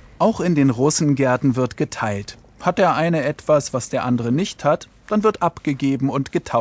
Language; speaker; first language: German; native; German